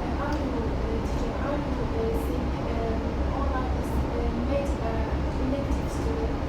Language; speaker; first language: English; non-native, learner; Kurdish